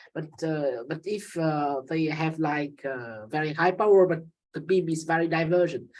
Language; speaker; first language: English; non-native, fluent; Vietnamese